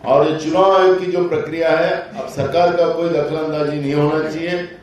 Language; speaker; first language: Hindi; non-native, local second language; Marathi